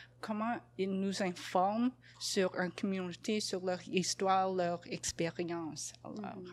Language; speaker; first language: French; non-native, local second language; English